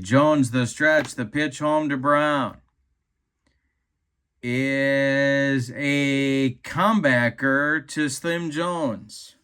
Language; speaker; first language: English; native; English